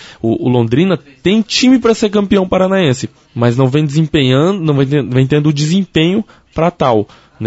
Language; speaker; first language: Portuguese; native; Portuguese